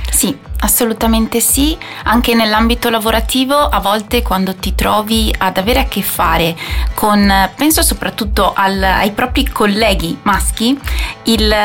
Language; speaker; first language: Italian; native; Italian